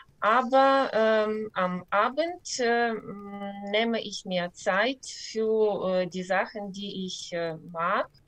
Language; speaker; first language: German; non-native, learner; Ukrainian